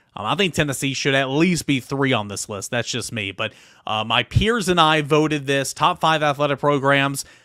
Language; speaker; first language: English; native; English